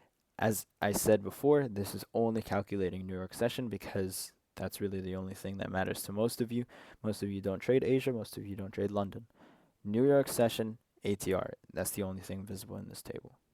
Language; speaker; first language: English; native; English